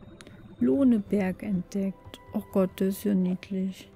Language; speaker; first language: German; native; German